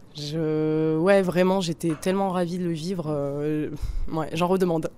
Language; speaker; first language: French; native; French